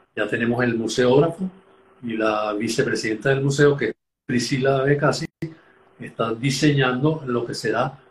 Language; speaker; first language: Spanish; native; Spanish